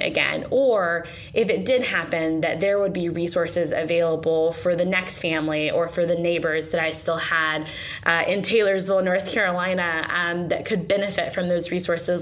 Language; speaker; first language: English; native; English